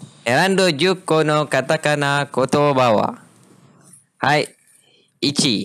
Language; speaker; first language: Japanese; non-native, learner; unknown